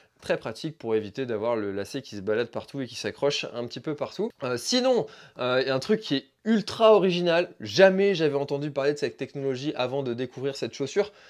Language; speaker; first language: French; native; French